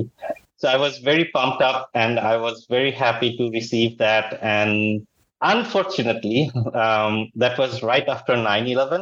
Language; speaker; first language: English; non-native, local second language; Bangla